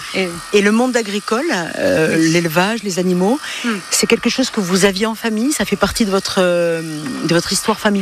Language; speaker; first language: French; native; French